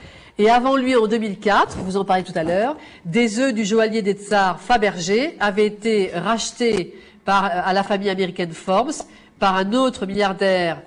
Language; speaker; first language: French; native; French